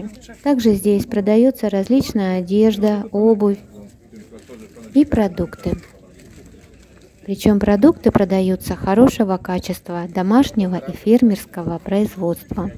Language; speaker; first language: Russian; native; Russian